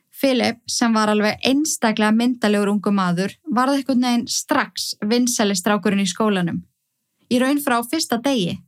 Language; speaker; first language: Icelandic; native; Icelandic